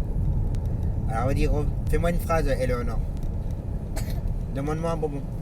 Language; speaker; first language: French; native; French